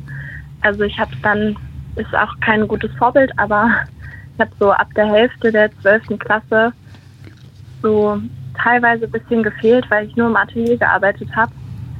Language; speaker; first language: German; native; German